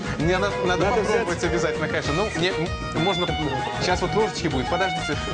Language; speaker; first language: Russian; native; Russian